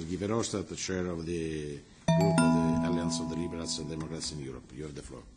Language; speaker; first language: English; non-native, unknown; Italian